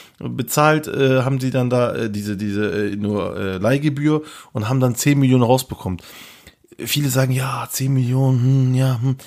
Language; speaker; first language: German; early bilingual, other home language; Turkish